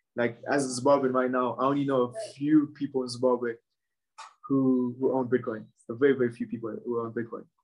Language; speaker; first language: English; non-native, local second language; Shona